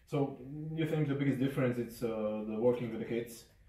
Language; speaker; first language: English; non-native, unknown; Slovak